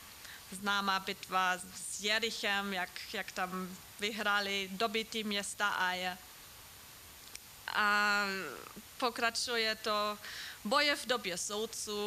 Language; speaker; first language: Czech; non-native, fluent; German